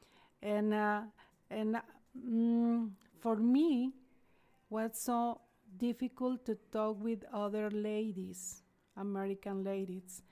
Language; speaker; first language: English; non-native, learner; Spanish